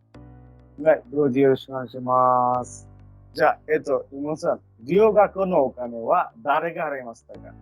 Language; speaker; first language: Japanese; non-native, fluent; Bangla